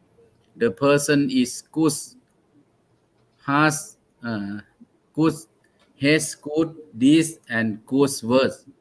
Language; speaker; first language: English; non-native, learner; Thai